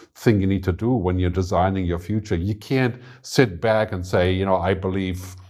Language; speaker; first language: English; non-native, fluent; German